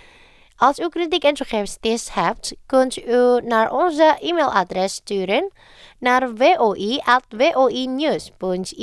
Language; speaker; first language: Dutch; non-native, fluent; Indonesian